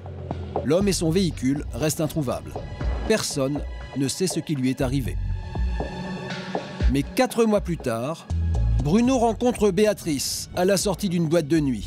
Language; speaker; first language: French; native; French